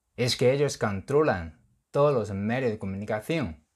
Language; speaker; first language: Spanish; non-native, fluent; Chinese